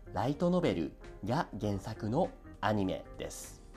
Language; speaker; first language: Japanese; native; Japanese